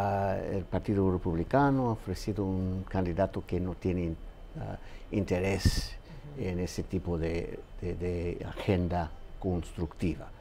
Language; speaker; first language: Spanish; non-native, fluent; English